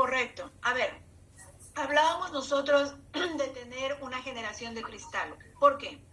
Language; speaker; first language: Spanish; native; Spanish